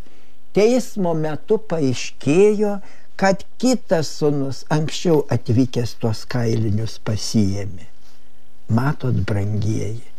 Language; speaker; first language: Lithuanian; native; Lithuanian